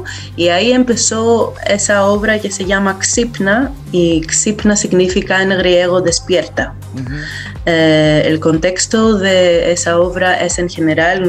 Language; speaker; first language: Spanish; non-native, fluent; Greek